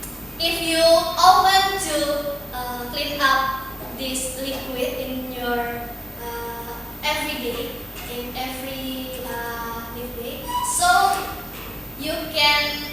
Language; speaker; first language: English; non-native, learner; Indonesian